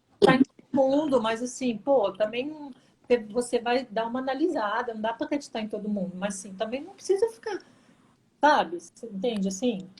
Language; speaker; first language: Portuguese; native; Portuguese